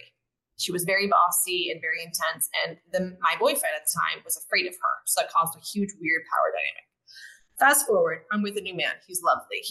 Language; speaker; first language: English; native; English